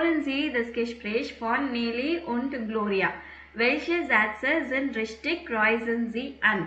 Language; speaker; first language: German; non-native, learner; Tamil